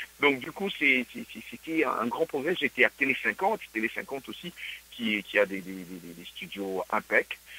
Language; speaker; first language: French; non-native, local second language; Luba-Lulua